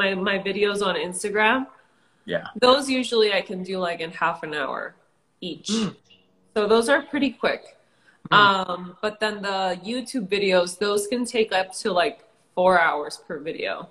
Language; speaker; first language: English; early bilingual, other home language; Spanish